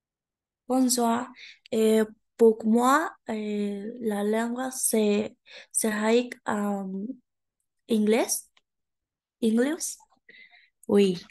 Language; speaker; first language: French; non-native, learner; Spanish